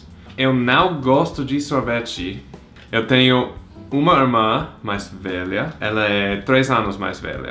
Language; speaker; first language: Portuguese; non-native, fluent; English